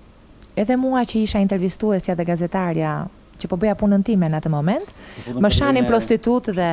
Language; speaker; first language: Albanian; native; Albanian